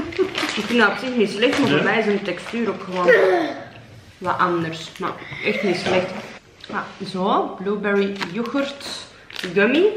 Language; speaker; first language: Dutch; native; Dutch